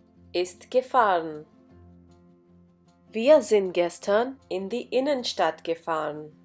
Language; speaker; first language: German; non-native, fluent; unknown